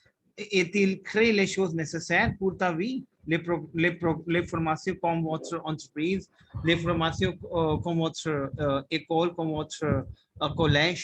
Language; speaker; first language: French; non-native, fluent; Hindi